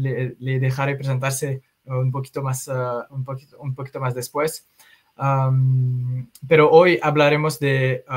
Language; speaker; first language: Spanish; non-native, fluent; French